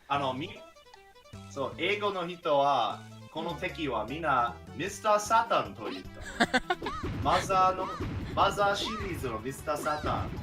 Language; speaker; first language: Japanese; non-native, learner; English